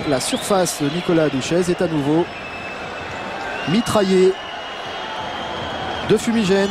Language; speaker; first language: French; native; French